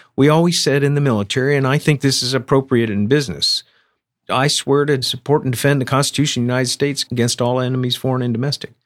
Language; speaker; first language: English; native; English